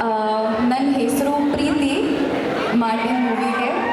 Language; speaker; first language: Kannada; non-native, learner; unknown